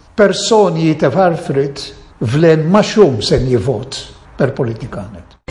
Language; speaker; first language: Albanian; non-native, fluent; Maltese